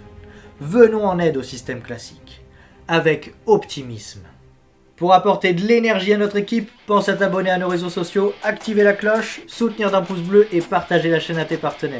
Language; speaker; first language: French; native; French